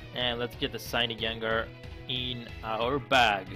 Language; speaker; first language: English; non-native, fluent; Greek